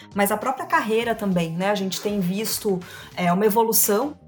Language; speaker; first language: Portuguese; native; Portuguese